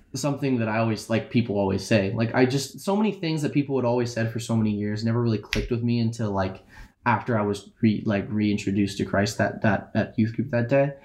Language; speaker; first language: English; native; English